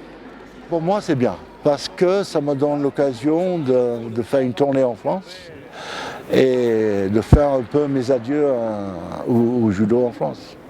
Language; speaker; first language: French; non-native, fluent; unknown